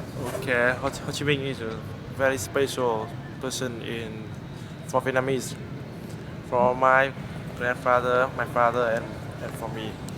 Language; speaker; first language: English; non-native, learner; Vietnamese